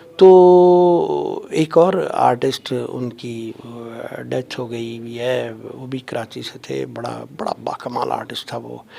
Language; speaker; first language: Urdu; non-native, local second language; Punjabi